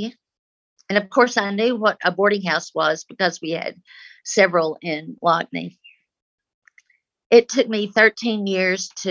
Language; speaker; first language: English; early bilingual, other home language; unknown